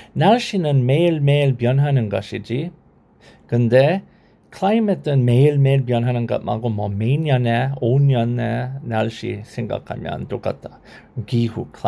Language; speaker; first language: Korean; non-native, learner; English